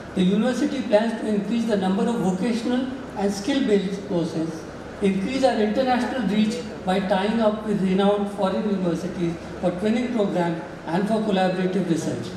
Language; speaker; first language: English; non-native, local second language; Marathi